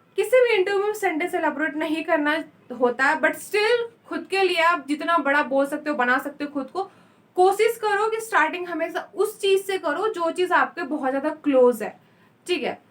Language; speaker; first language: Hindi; native; Hindi